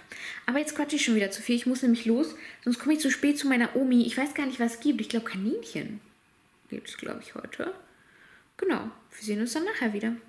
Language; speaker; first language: German; native; German